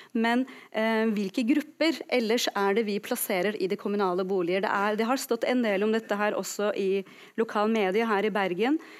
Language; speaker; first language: Norwegian; non-native, fluent; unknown